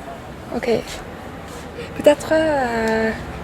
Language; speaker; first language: French; non-native, fluent; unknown